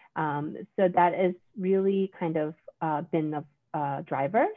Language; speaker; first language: English; non-native, fluent; Korean